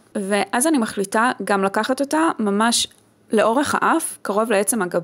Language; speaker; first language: Hebrew; native; Hebrew